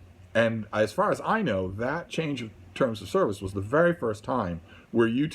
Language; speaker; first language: English; native; English